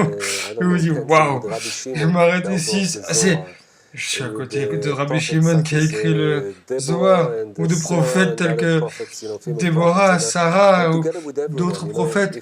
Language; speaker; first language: French; non-native, fluent; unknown